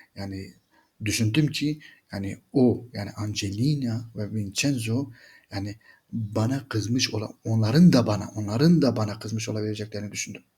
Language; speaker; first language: Turkish; native; Turkish